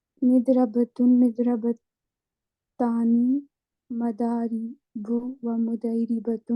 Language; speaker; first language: Arabic; non-native, learner; Urdu